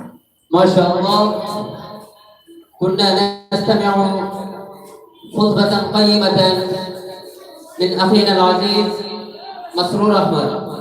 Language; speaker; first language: Arabic; non-native, learner; Bangla